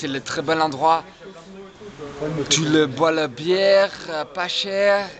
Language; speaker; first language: French; non-native, learner; English